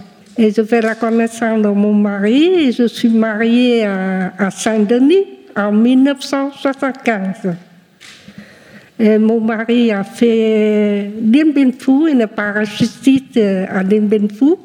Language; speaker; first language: French; non-native, local second language; Vietnamese